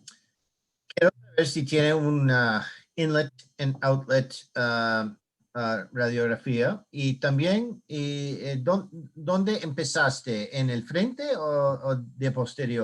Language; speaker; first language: Spanish; non-native, learner; English